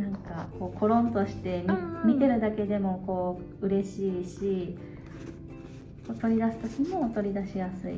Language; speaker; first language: Japanese; native; Japanese